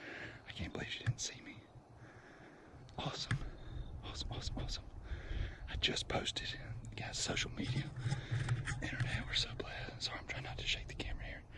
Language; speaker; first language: English; native; English